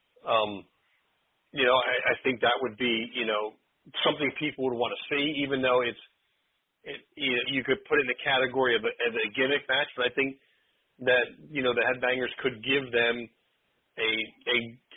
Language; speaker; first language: English; native; English